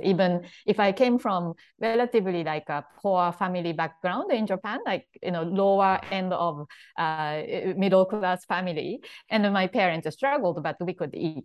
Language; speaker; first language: English; non-native, fluent; Japanese